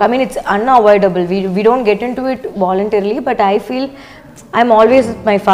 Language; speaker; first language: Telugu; non-native, learner; Tamil